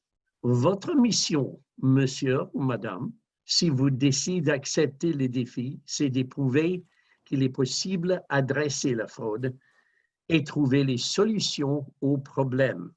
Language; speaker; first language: French; non-native, fluent; English